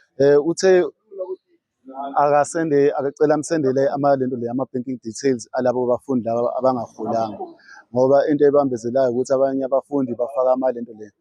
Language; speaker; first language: Zulu; native; Zulu